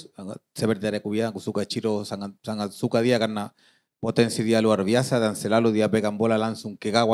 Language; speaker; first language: Indonesian; non-native, fluent; Spanish